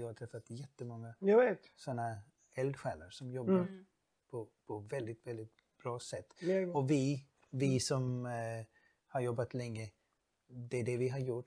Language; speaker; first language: Swedish; non-native, fluent; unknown